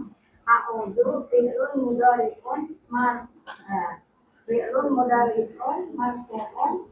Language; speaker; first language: Arabic; non-native, learner; Indonesian